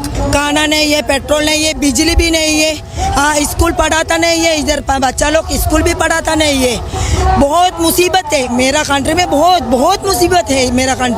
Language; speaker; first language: Hindi; non-native, learner; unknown